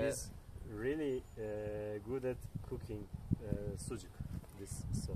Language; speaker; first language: English; non-native, learner; Turkish